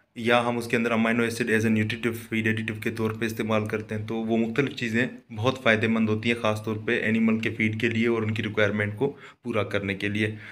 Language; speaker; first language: Urdu; non-native, local second language; Sindhi